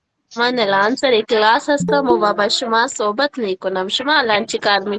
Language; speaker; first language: Persian; non-native, learner; Urdu